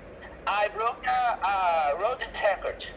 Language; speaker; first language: English; non-native, learner; Portuguese